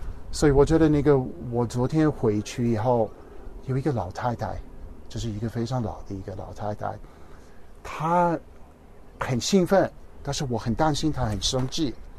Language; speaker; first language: Chinese; non-native, fluent; English